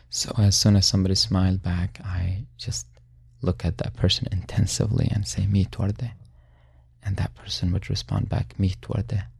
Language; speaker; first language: English; non-native, fluent; Arabic